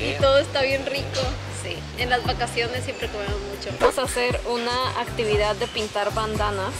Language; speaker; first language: Spanish; native; Spanish